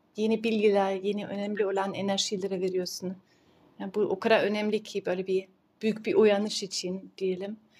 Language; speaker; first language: Turkish; early bilingual, heritage; Turkish